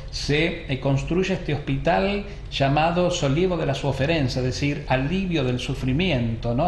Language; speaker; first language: Spanish; native; Spanish